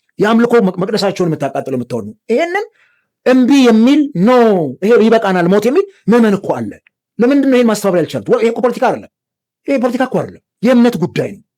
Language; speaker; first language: Amharic; native; Amharic